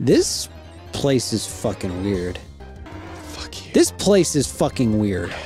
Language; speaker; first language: English; native; English